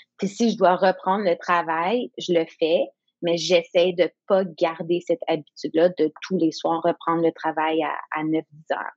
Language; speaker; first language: French; non-native, local second language; English